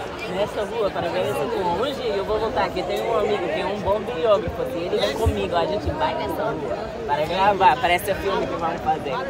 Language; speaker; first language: Portuguese; non-native, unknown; English